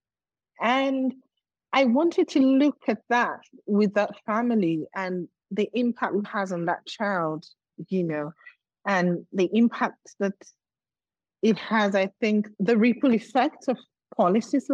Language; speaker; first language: English; non-native, local second language; Yoruba